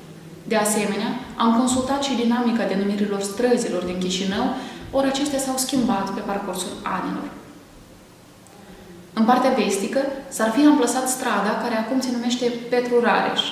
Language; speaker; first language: Romanian; native; Romanian